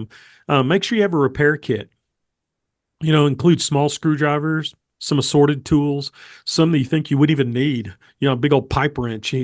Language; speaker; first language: English; native; English